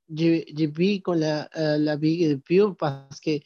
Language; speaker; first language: French; non-native, learner; Spanish